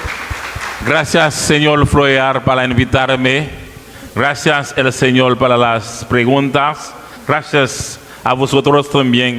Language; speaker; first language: Spanish; non-native, learner; Haitian Creole